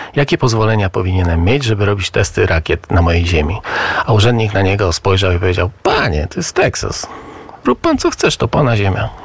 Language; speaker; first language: Polish; native; Polish